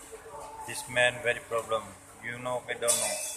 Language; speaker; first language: English; non-native, learner; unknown